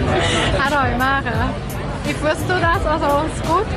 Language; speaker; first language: German; non-native, learner; Thai